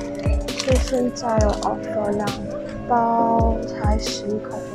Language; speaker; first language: Chinese; non-native, local second language; English